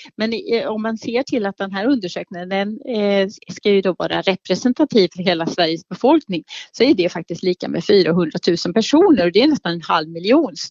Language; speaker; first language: Swedish; native; Swedish